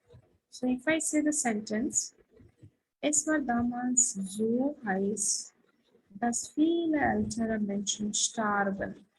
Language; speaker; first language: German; non-native, fluent; Hindi